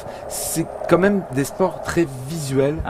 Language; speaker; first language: French; native; French